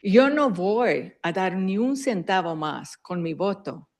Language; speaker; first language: Spanish; early bilingual, heritage; Spanish